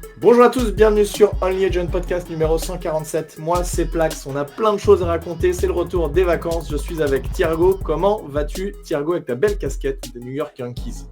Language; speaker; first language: French; native; French